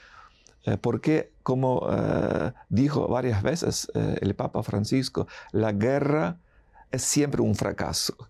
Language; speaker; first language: Spanish; non-native, fluent; Ukrainian